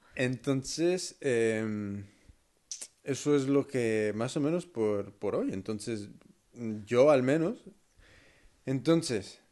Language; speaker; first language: Spanish; early bilingual, heritage; Spanish